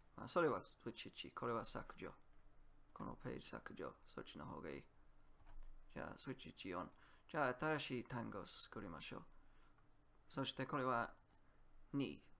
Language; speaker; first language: Japanese; non-native, learner; Polish